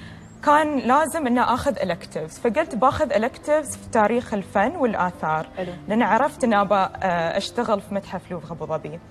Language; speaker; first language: Arabic; native; Arabic